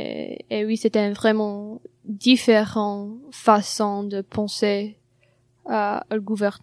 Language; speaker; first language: French; non-native, fluent; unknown